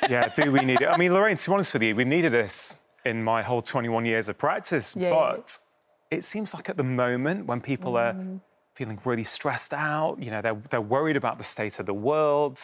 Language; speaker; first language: English; native; English